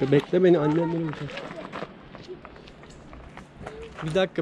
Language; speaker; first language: Turkish; native; Turkish